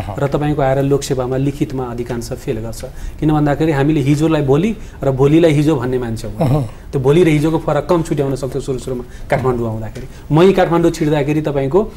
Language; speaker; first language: Nepali; non-native, local second language; Maithili